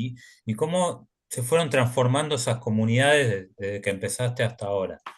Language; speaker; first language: Spanish; native; Spanish